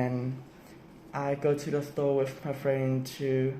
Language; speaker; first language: English; non-native, learner; Vietnamese